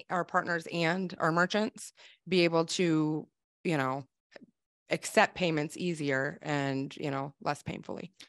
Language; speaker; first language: English; native; English